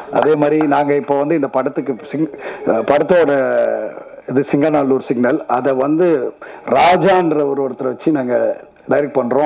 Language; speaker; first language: Tamil; native; Tamil